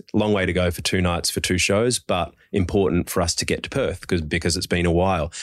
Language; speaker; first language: English; native; English